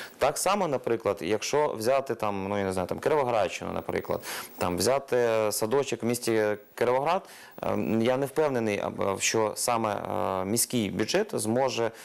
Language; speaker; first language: Ukrainian; non-native, local second language; Russian